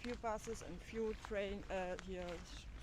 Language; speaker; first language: English; non-native, learner; German